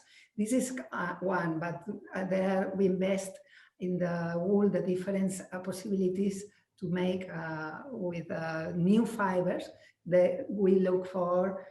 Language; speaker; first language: English; non-native, learner; Spanish